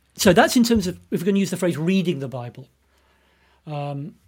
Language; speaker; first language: English; native; English